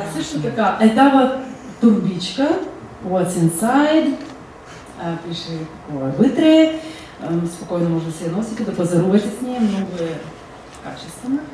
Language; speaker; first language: Bulgarian; early bilingual, heritage; Bulgarian